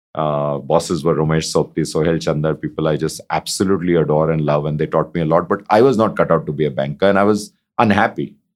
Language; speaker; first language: English; non-native, local second language; Hindi